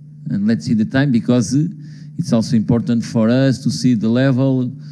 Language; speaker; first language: English; non-native, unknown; Portuguese